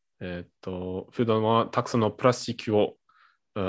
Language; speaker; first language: Japanese; non-native, learner; German